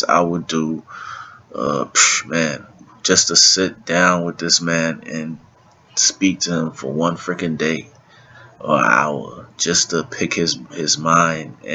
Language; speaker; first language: English; native; English